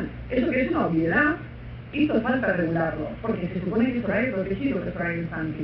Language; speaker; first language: Spanish; native; Spanish